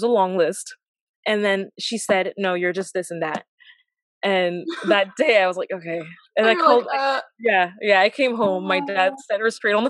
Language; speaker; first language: English; non-native, fluent; French